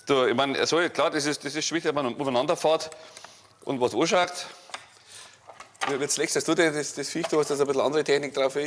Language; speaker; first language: German; native; German